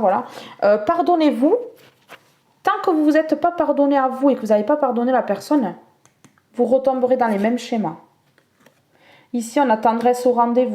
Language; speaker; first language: French; native; French